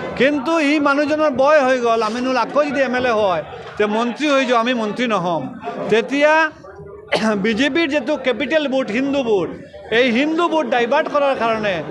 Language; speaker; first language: Assamese; non-native, local second language; Bangla